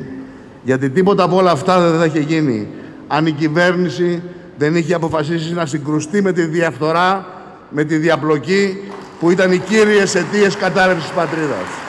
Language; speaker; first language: Greek; native; Greek